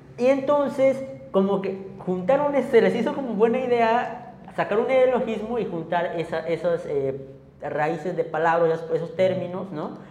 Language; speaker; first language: Spanish; non-native, local second language; Tzotzil